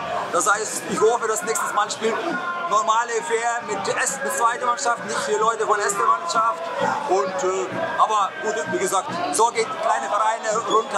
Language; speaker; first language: German; non-native, learner; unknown